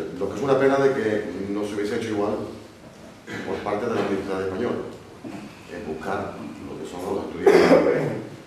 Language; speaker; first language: Spanish; native; Spanish